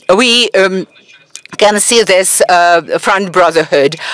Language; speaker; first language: English; non-native, fluent; Persian